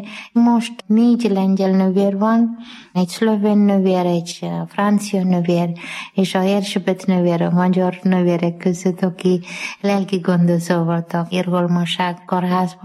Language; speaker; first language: Hungarian; non-native, learner; Malayalam